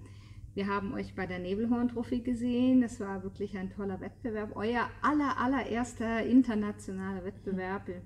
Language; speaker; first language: German; native; German